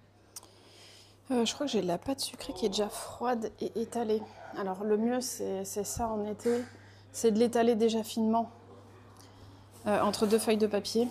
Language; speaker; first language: French; native; French